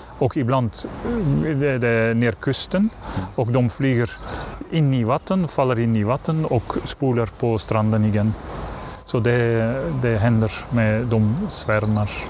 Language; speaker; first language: Swedish; non-native, learner; Dutch